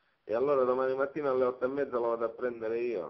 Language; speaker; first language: Italian; native; Italian